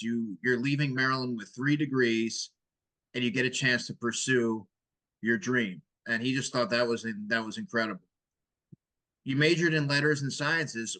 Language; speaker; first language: English; native; English